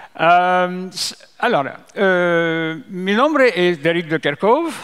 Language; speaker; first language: Spanish; non-native, learner; French